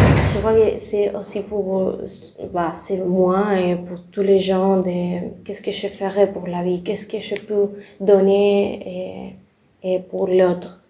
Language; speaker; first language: French; non-native, learner; Spanish